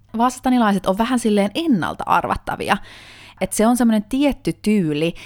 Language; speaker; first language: Finnish; native; Finnish